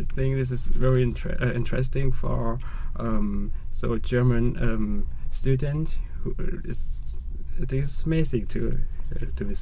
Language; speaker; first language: English; non-native, learner; Thai